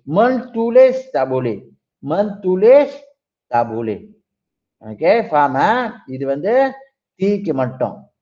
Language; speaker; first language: Malay; non-native, local second language; Tamil